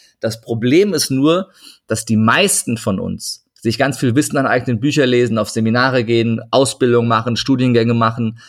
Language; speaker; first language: German; early bilingual, other home language; Turkish